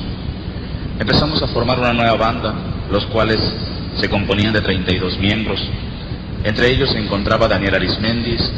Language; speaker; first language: Spanish; native; Spanish